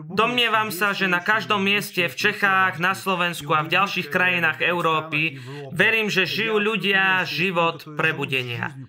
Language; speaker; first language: Slovak; non-native, fluent; Russian